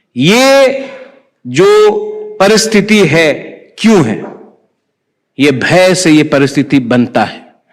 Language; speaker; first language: Hindi; non-native, local second language; Kok Borok